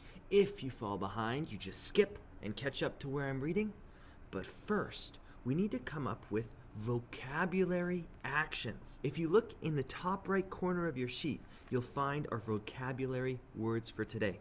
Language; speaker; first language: English; native; English